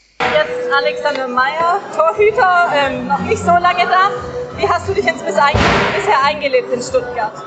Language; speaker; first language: German; native; German